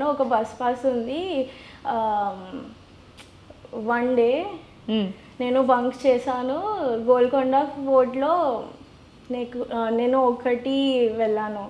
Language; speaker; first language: Telugu; non-native, local second language; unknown